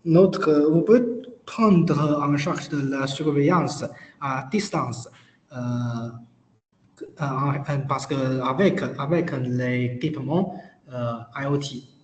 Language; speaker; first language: French; non-native, learner; Chinese